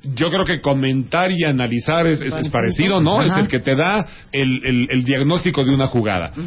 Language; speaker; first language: Spanish; native; Spanish